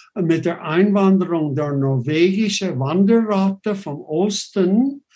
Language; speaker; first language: German; non-native, fluent; English